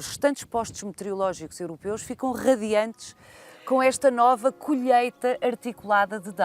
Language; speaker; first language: Portuguese; native; Portuguese